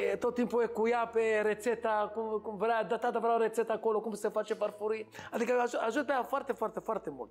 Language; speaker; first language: Romanian; non-native, learner; Hebrew